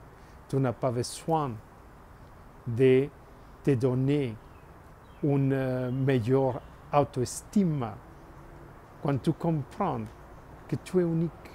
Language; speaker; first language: French; non-native, learner; Spanish